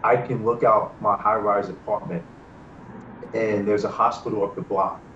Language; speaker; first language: English; native; English